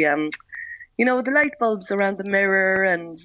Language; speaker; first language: English; native; English